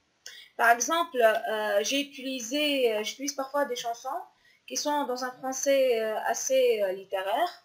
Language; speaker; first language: French; non-native, local second language; Arabic